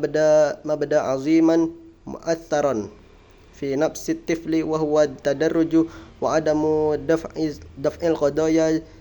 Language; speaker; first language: Arabic; non-native, learner; Indonesian